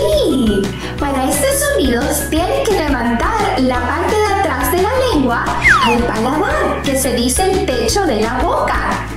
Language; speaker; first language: Spanish; non-native, fluent; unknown